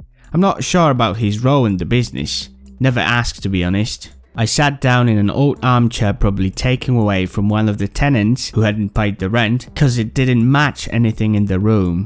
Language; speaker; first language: English; non-native, fluent; Polish